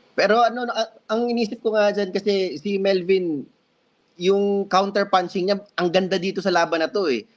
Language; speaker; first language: Filipino; native; Filipino